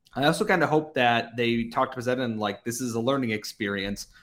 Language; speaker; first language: English; native; English